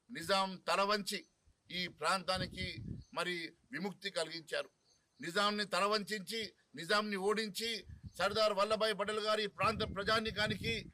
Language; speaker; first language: Telugu; native; Telugu